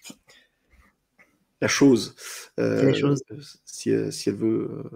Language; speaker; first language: French; native; French